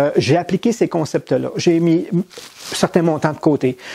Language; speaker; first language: French; native; French